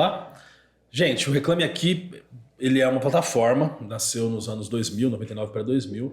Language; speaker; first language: Portuguese; native; Portuguese